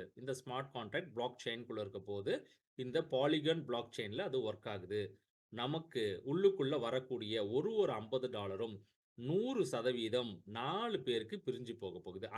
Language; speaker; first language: Tamil; native; Tamil